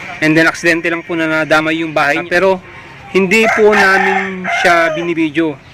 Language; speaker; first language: Filipino; non-native, local second language; Iloko